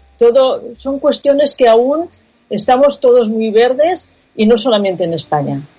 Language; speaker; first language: Spanish; non-native, local second language; Catalan